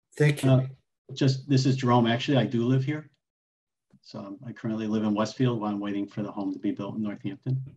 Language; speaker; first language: English; native; English